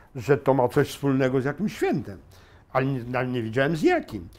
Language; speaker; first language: Polish; native; Polish